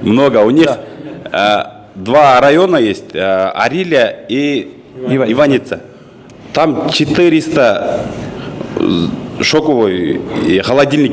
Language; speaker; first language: Russian; non-native, local second language; Kyrgyz